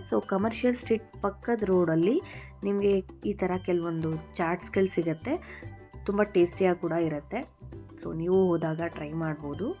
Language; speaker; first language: Kannada; native; Kannada